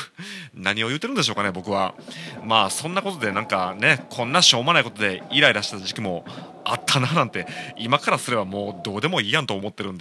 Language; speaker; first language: Japanese; native; Japanese